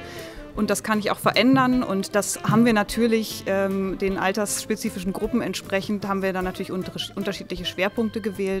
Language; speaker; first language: German; native; German